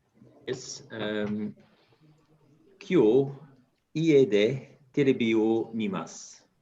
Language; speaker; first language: Japanese; non-native, learner; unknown